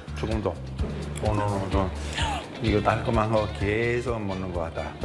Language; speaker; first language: Korean; non-native, fluent; Italian